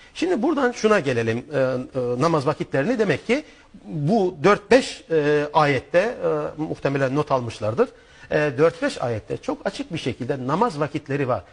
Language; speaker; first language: Turkish; native; Turkish